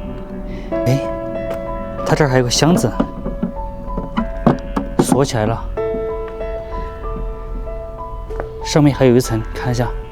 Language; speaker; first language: Chinese; native; Chinese